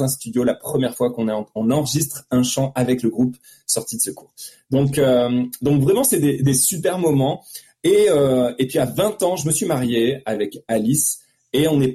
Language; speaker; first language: French; native; French